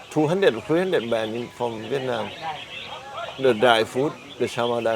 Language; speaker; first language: English; non-native, learner; Thai